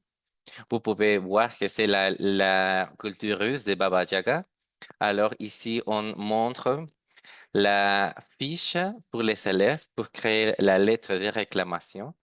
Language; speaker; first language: French; non-native, fluent; Spanish